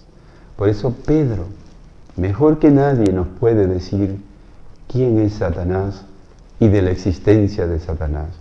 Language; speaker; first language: Spanish; native; Spanish